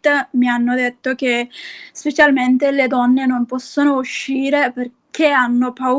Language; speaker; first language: Italian; non-native, fluent; Persian